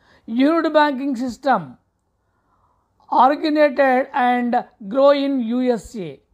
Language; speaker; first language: English; non-native, local second language; Telugu